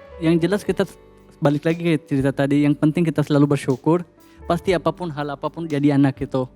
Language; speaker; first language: Indonesian; non-native, fluent; Urdu